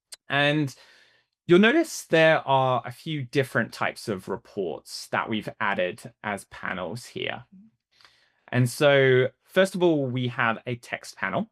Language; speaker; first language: English; native; English